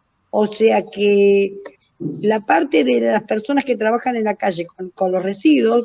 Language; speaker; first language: Spanish; native; Spanish